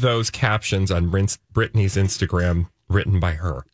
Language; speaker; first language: English; native; English